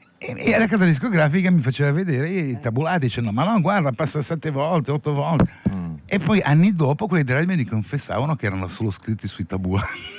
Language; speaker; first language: Italian; native; Italian